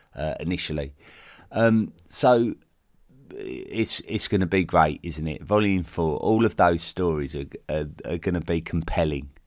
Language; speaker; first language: English; native; English